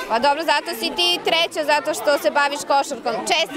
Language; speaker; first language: Serbian; native; Serbian